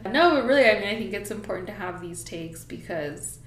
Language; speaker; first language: English; early bilingual, other home language; Spanish